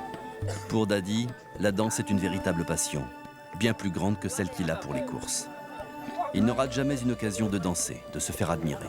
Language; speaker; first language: French; native; French